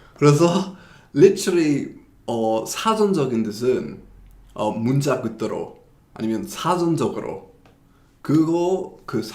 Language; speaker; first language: Korean; non-native, fluent; English